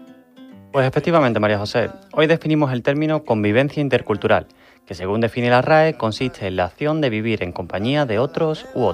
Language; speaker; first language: Spanish; native; Spanish